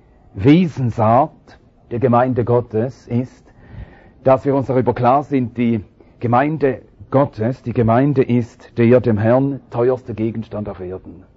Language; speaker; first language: German; native; German